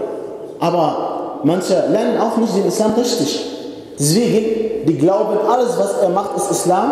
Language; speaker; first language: German; non-native, fluent; Arabic